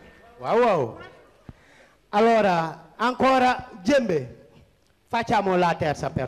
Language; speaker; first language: Italian; non-native, fluent; Wolof